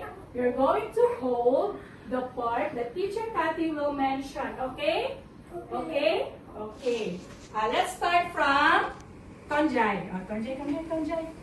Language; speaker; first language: English; non-native, fluent; Filipino